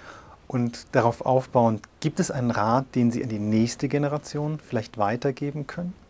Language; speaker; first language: German; native; German